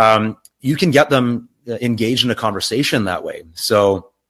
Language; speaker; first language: English; native; English